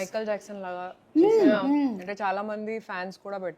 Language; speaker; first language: Telugu; non-native, fluent; Hindi